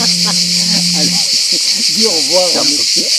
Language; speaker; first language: French; native; French